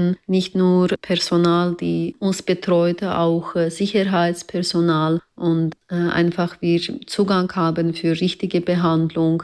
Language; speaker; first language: German; non-native, learner; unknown